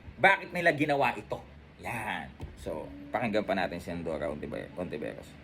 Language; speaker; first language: Filipino; native; Filipino